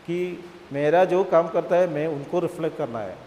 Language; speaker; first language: Hindi; non-native, local second language; Malayalam